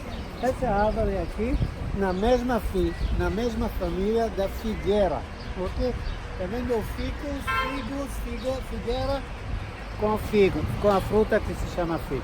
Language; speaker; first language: Portuguese; non-native, learner; Hebrew